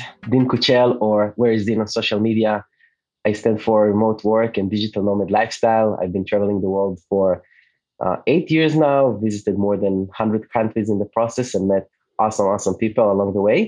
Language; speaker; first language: English; non-native, fluent; Hebrew